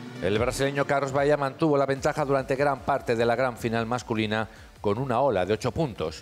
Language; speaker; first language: Spanish; native; Spanish